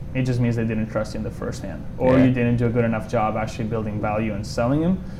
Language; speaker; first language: English; non-native, fluent; Italian